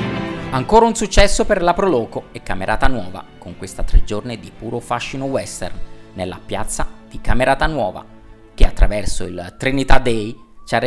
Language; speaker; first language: Italian; native; Italian